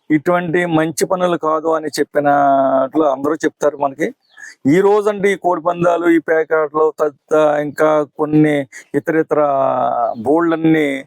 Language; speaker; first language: Telugu; native; Telugu